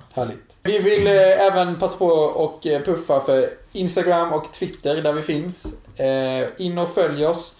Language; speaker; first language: Swedish; native; Swedish